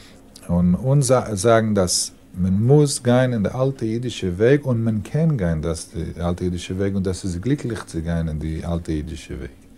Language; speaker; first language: German; non-native, learner; Yiddish